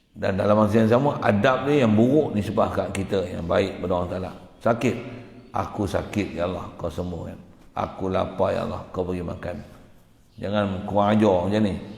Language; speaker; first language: Malay; native; Malay